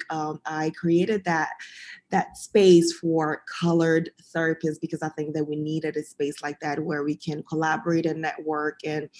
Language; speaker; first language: English; early bilingual, other home language; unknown